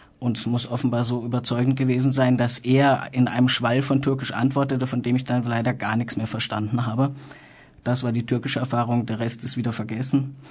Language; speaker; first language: German; native; German